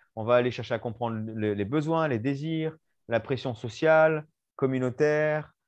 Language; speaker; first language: French; native; French